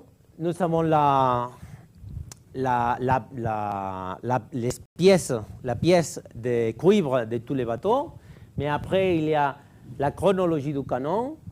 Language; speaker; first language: French; non-native, fluent; Catalan